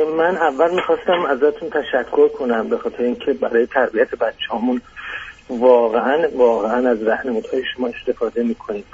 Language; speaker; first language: Persian; non-native, local second language; Azerbaijani